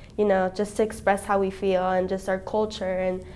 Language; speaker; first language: English; early bilingual, other home language; Spanish